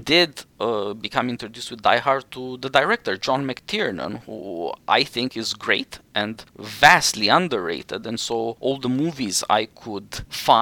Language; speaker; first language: English; non-native, fluent; Romanian